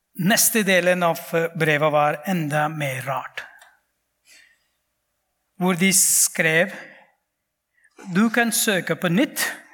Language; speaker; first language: Norwegian; non-native, fluent; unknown